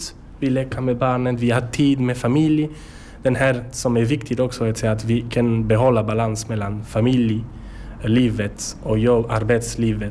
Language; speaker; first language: Swedish; non-native, learner; French